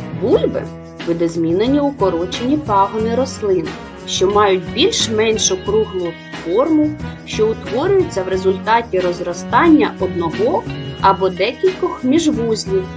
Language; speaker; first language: Ukrainian; native; Ukrainian